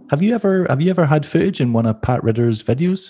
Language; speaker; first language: English; native; English